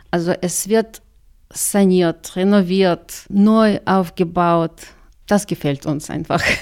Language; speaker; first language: German; non-native, fluent; Russian